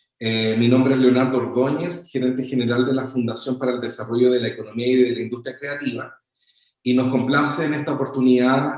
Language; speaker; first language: Spanish; native; Spanish